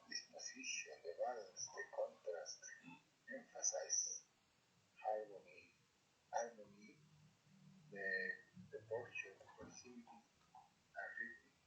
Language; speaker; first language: English; non-native, learner; Spanish